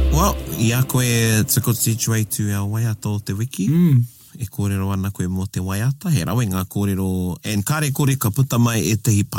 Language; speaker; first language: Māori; non-native, local second language; English